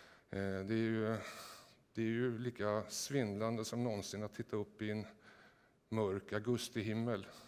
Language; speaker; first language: Swedish; native; Swedish